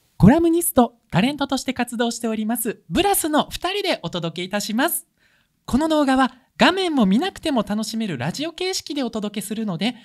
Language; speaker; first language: Japanese; early bilingual, other home language; Russian